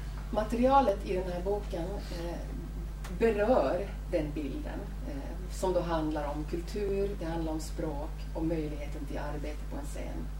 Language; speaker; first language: Swedish; native; Swedish